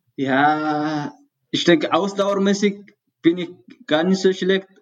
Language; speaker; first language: German; non-native, learner; Tigrinya